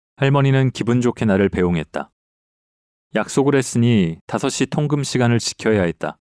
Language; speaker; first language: Korean; native; Korean